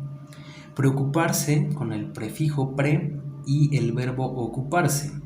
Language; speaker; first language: Spanish; native; Spanish